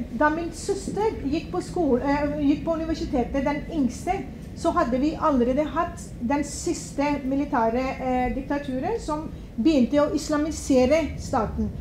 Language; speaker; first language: Norwegian; non-native, fluent; Urdu